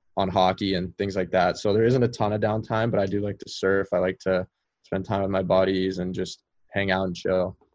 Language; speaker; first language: English; native; English